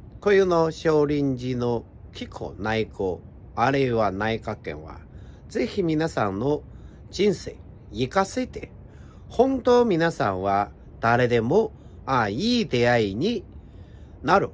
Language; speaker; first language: Japanese; non-native, fluent; Chinese